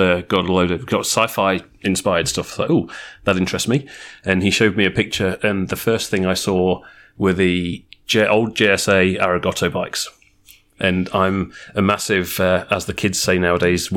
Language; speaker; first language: English; native; English